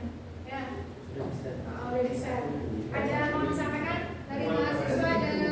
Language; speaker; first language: Indonesian; native; Indonesian